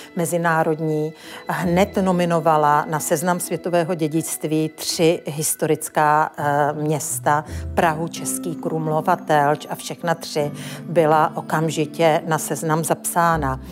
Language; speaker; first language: Czech; native; Czech